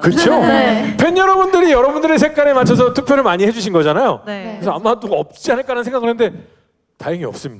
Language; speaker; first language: Korean; native; Korean